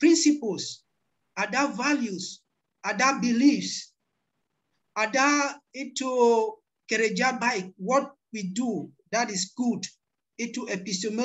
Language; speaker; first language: Indonesian; non-native, learner; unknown